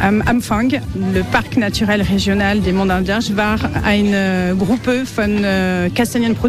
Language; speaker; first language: German; non-native, learner; French